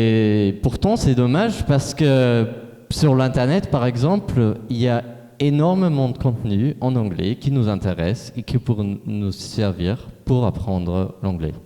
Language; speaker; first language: French; non-native, fluent; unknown